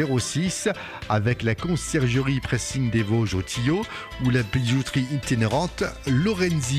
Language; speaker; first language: French; native; French